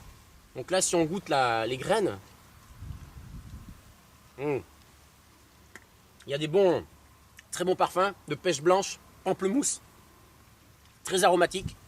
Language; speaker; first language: French; native; French